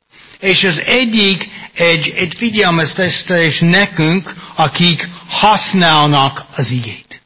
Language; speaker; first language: Hungarian; non-native, fluent; English